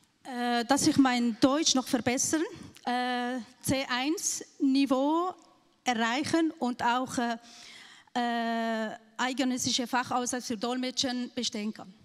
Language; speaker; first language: German; non-native, learner; Arabic